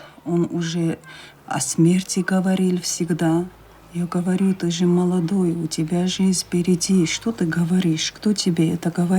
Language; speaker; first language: Russian; non-native, local second language; Chechen